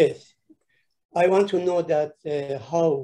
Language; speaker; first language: English; non-native, learner; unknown